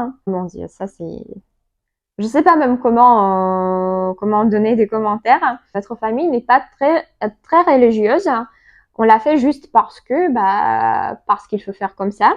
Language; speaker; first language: French; non-native, learner; Russian